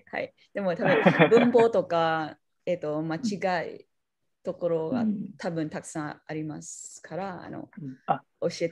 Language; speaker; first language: Japanese; non-native, learner; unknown